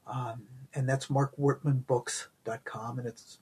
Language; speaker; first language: English; native; English